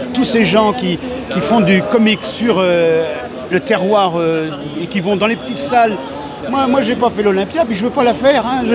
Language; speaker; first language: French; native; French